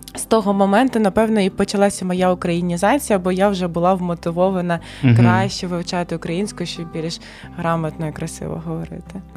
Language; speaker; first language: Ukrainian; non-native, local second language; Russian